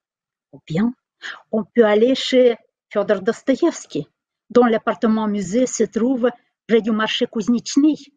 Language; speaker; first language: French; non-native, fluent; Russian